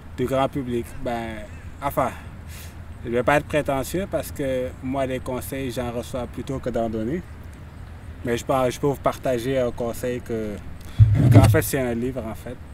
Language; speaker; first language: French; non-native, local second language; Wolof